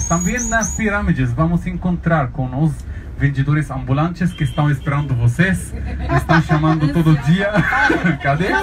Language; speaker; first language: Portuguese; non-native, learner; Arabic